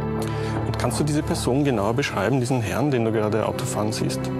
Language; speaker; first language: German; native; German